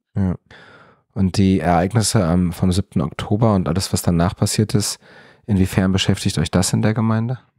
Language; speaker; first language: German; native; German